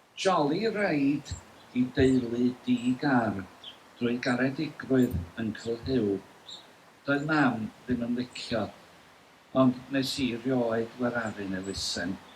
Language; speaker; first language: Welsh; native; Welsh